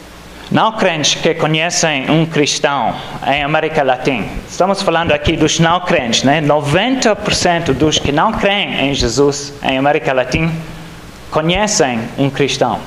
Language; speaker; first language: Portuguese; non-native, fluent; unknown